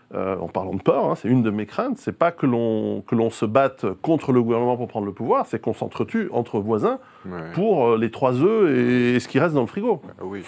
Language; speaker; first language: French; native; French